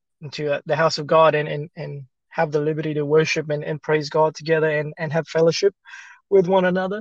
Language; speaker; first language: English; early bilingual, other home language; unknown